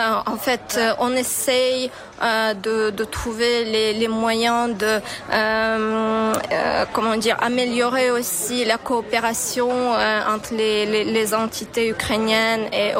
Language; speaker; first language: French; non-native, fluent; Ukrainian